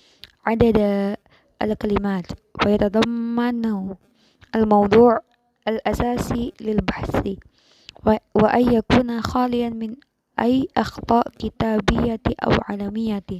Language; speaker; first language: Arabic; non-native, learner; Indonesian